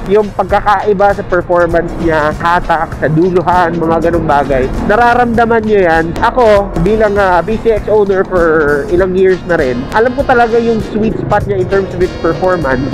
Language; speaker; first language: Filipino; non-native, local second language; Hiligaynon